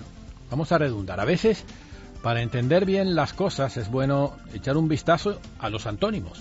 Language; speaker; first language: Spanish; native; Spanish